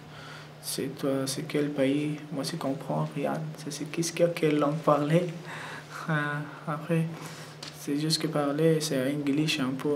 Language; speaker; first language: French; non-native, learner; Persian